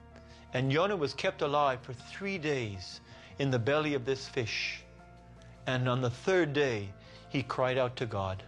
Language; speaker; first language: English; native; English